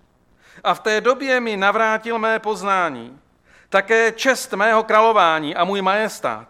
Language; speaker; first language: Czech; native; Czech